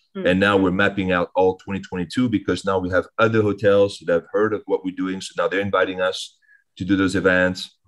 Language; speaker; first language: English; early bilingual, other home language; French